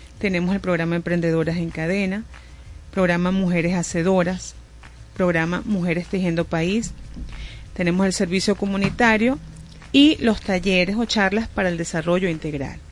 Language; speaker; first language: Spanish; native; Spanish